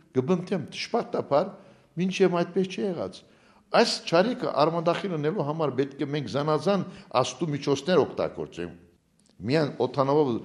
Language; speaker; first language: Armenian; native; Armenian